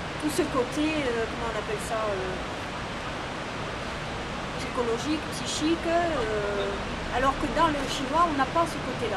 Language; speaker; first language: French; native; French